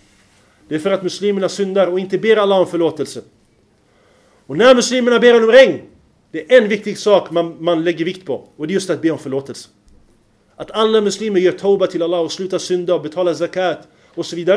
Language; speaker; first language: Swedish; non-native, fluent; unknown